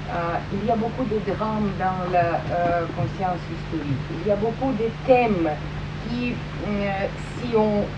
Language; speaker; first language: French; non-native, fluent; Russian